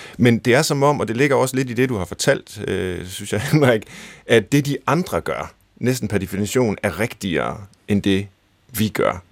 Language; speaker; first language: Danish; native; Danish